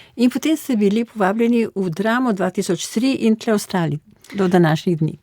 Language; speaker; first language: Slovenian; native; Slovenian